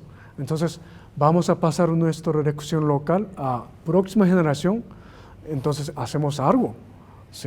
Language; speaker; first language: Spanish; non-native, learner; Japanese